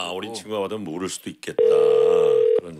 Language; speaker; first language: Korean; native; Korean